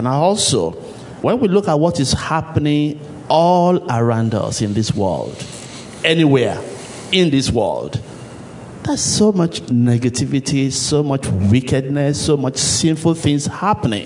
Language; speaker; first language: English; non-native, local second language; Yoruba